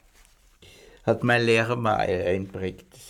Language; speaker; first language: German; native; German